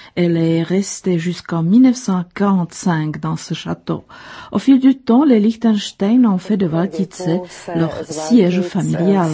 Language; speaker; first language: French; non-native, fluent; Czech